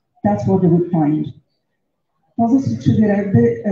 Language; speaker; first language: English; non-native, fluent; Italian